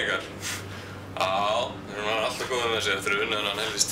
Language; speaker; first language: Icelandic; native; Icelandic